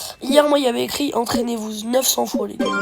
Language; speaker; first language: French; native; French